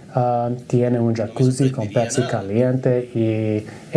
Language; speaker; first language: Spanish; non-native, learner; English